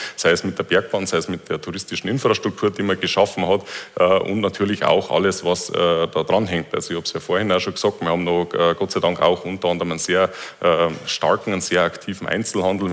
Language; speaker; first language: German; native; German